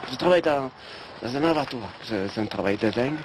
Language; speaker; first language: French; native; French